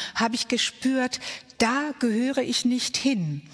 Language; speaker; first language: German; early bilingual, other home language; Croatian